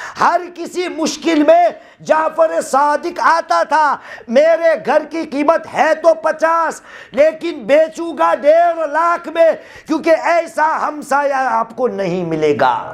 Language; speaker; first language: Urdu; non-native, local second language; Gujarati